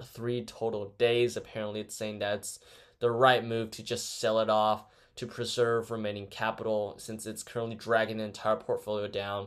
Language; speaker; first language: English; non-native, fluent; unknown